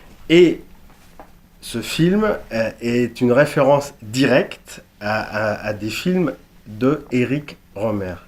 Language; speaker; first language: French; native; French